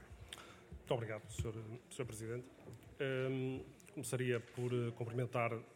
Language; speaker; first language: Portuguese; native; Portuguese